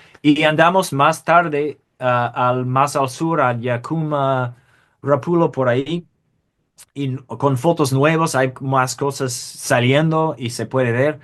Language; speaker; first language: Spanish; non-native, fluent; English